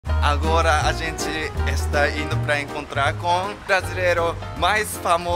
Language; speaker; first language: Portuguese; non-native, fluent; Japanese